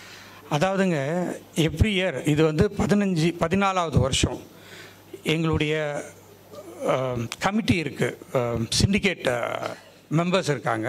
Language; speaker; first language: Tamil; native; Tamil